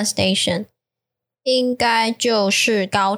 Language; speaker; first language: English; non-native, fluent; Chinese